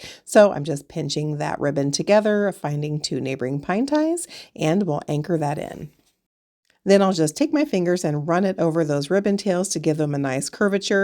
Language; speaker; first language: English; native; English